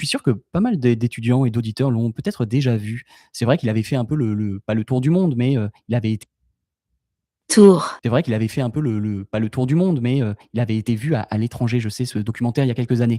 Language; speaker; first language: French; native; French